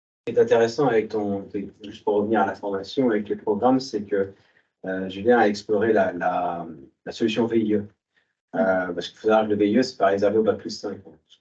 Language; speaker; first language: French; native; French